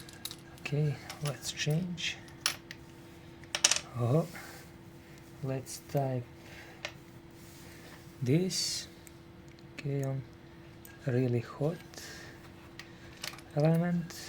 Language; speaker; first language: English; non-native, learner; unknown